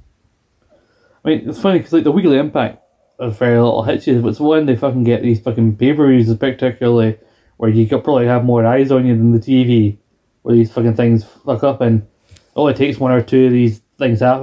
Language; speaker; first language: English; native; English